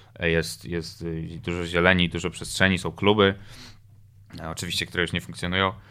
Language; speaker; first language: Polish; native; Polish